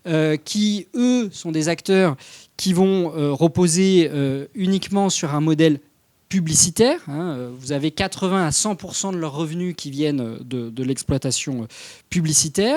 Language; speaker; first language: French; native; French